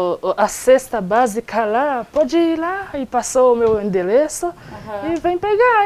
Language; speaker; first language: Portuguese; non-native, learner; Haitian Creole